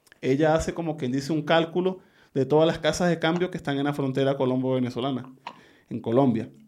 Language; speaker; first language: Spanish; native; Spanish